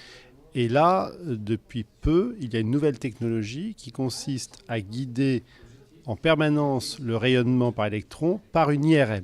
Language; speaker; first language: French; native; French